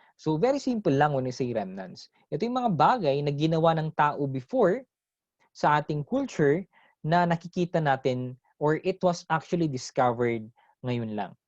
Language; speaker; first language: Filipino; non-native, local second language; Iloko